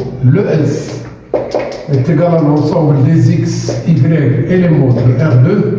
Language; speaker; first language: French; non-native, local second language; Arabic